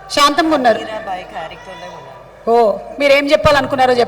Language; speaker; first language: Telugu; native; Telugu